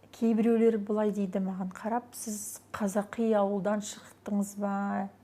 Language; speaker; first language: Kazakh; non-native, local second language; Russian